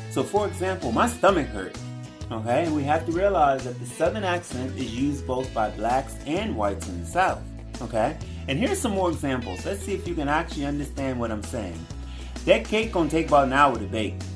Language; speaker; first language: English; native; English